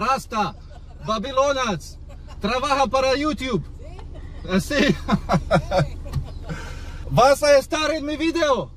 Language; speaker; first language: Spanish; non-native, learner; Croatian